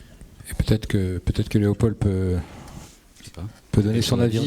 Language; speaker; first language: French; native; French